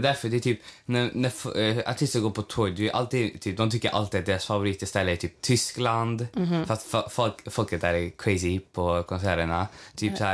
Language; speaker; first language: Swedish; native; Swedish